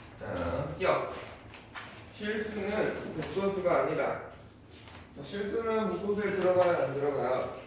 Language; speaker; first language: Korean; native; Korean